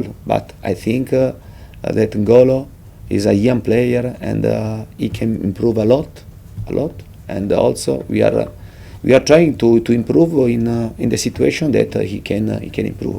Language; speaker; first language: English; non-native, fluent; Italian